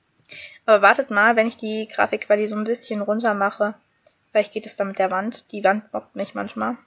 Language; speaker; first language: German; native; German